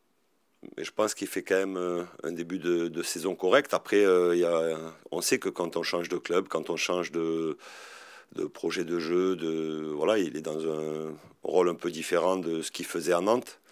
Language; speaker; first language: French; native; French